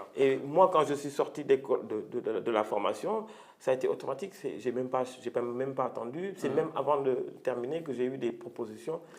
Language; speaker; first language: French; non-native, local second language; Wolof